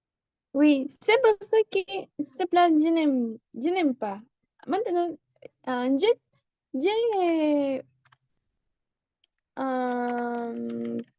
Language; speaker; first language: French; non-native, learner; Spanish